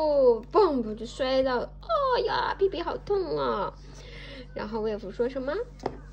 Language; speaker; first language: Chinese; native; Chinese